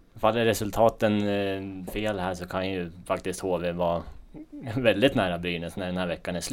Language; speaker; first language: Swedish; native; Swedish